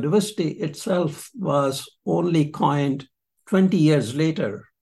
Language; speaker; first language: English; non-native, local second language; Punjabi